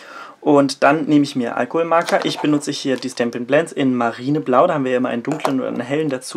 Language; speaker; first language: German; native; German